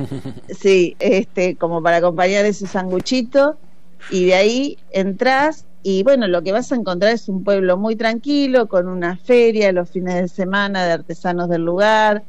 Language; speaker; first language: Spanish; native; Spanish